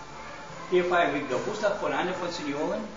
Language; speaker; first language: German; non-native, learner; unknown